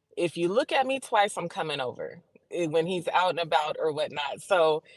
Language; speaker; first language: English; native; English